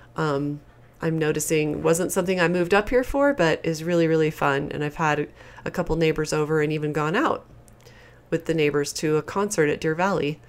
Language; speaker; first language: English; native; English